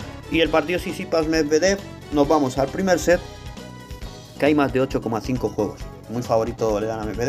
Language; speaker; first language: Spanish; native; Spanish